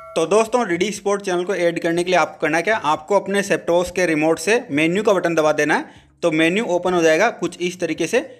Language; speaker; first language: Hindi; native; Hindi